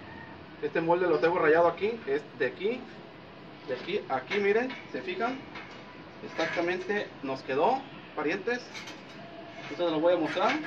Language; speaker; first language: Spanish; native; Spanish